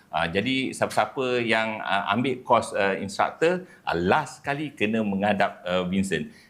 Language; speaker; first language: Malay; native; Malay